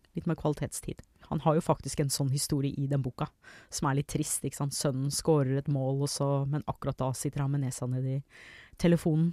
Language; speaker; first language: Norwegian; early bilingual, other home language; English